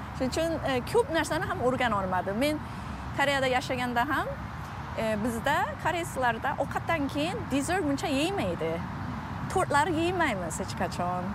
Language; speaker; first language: Uzbek; non-native, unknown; Korean